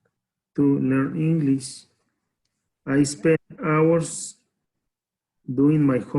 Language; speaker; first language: English; non-native, learner; Spanish